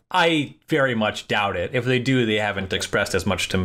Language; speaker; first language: English; native; English